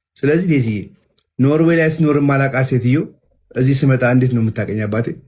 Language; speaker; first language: Amharic; native; Amharic